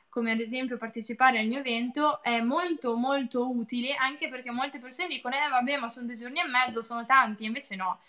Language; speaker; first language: Italian; native; Italian